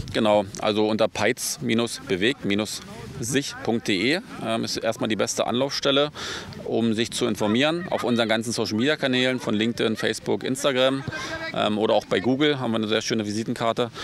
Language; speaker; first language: German; native; German